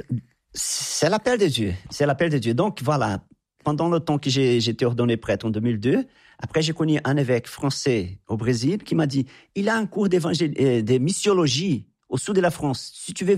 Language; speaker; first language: French; non-native, fluent; Portuguese